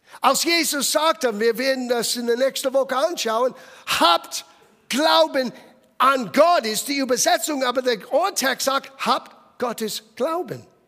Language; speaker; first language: German; non-native, fluent; English